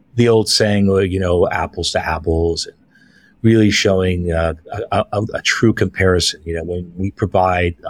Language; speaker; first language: English; native; English